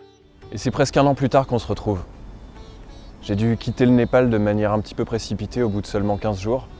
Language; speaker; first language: French; native; French